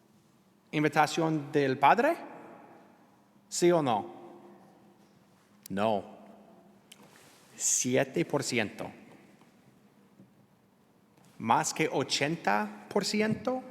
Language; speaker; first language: Spanish; non-native, learner; English